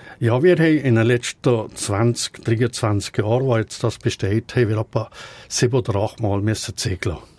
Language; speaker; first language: German; native; German